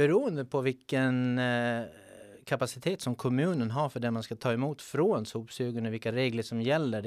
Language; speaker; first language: Swedish; native; Swedish